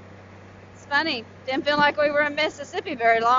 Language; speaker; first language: English; native; English